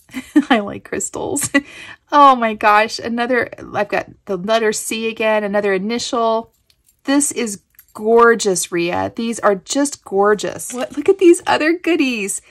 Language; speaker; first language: English; native; English